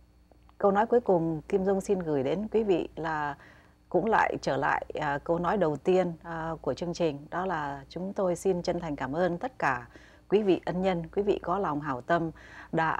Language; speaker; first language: Vietnamese; native; Vietnamese